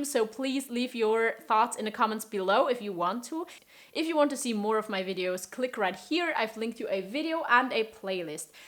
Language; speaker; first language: English; non-native, fluent; German